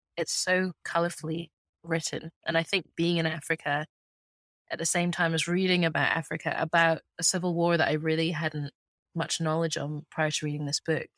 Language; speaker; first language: English; early bilingual, other home language; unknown